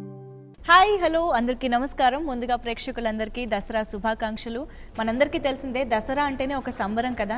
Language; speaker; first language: Telugu; native; Telugu